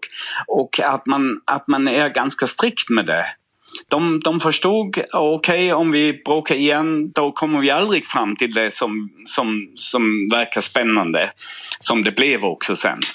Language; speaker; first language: Swedish; non-native, fluent; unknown